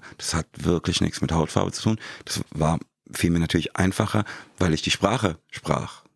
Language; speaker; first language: German; native; German